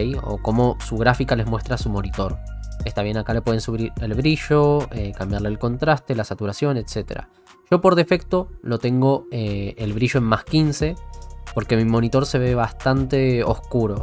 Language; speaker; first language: Spanish; native; Spanish